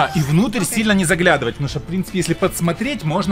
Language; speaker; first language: Russian; native; Russian